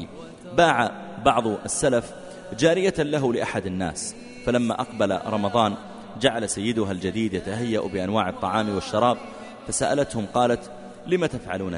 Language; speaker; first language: Arabic; native; Arabic